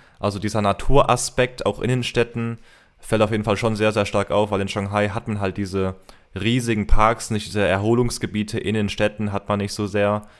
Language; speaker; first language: German; early bilingual, heritage; German